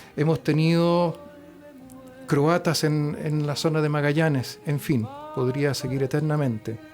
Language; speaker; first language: Spanish; native; Spanish